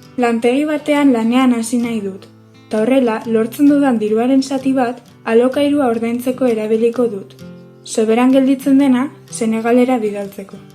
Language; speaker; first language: Basque; native; Basque